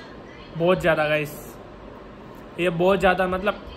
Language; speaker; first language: Hindi; non-native, local second language; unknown